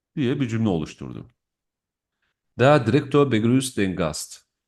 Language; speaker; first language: Turkish; native; Turkish